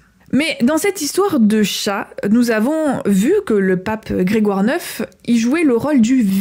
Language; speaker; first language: French; native; French